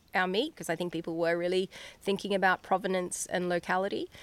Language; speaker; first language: English; native; English